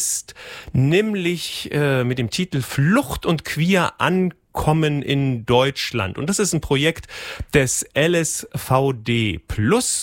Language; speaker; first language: German; native; German